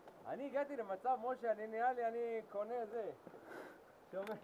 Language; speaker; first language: Hebrew; native; Hebrew